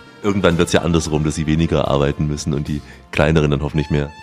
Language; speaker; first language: German; native; German